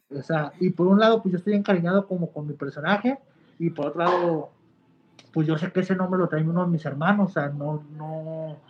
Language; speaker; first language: Spanish; native; Spanish